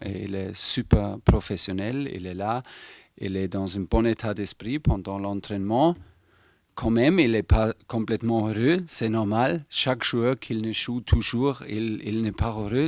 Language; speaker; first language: French; non-native, fluent; German